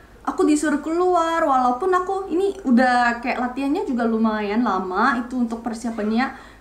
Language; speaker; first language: Indonesian; non-native, fluent; Korean